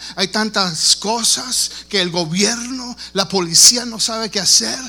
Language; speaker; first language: Spanish; early bilingual, heritage; Spanish